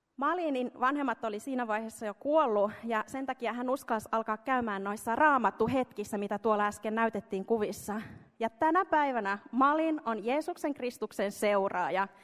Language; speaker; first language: Finnish; early bilingual, heritage; Finnish